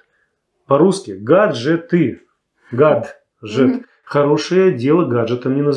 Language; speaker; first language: Russian; native; Russian